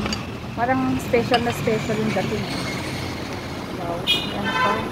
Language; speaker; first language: Filipino; native; Filipino